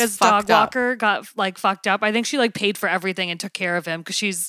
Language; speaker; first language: English; native; English